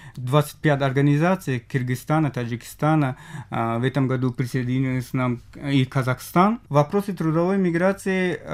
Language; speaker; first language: Russian; non-native, local second language; Tajik